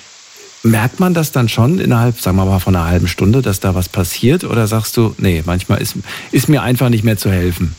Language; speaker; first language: German; native; German